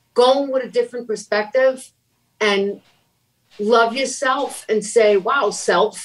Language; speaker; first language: English; native; English